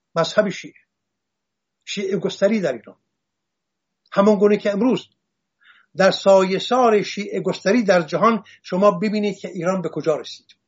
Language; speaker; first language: Persian; non-native, local second language; Assyrian Neo-Aramaic